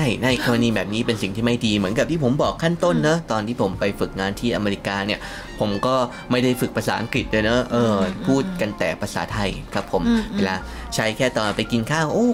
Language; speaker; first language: Thai; native; Thai